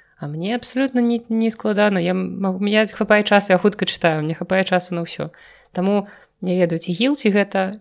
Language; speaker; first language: Belarusian; non-native, local second language; Russian